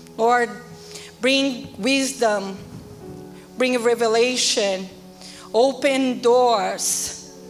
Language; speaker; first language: English; non-native, fluent; Portuguese